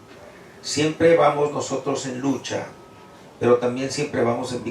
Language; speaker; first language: Spanish; native; Spanish